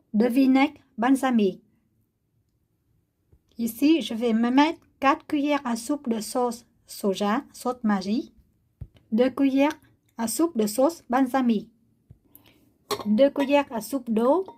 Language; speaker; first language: French; non-native, learner; Vietnamese